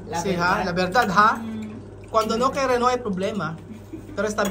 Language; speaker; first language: Spanish; non-native, learner; Filipino